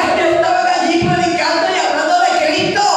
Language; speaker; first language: Spanish; native; Spanish